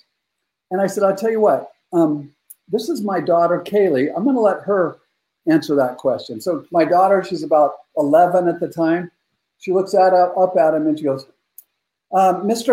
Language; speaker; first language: English; native; English